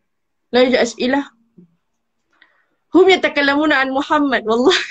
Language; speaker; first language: Arabic; non-native, learner; Malay